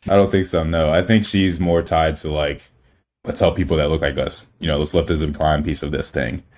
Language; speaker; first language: English; early bilingual, other home language; Igbo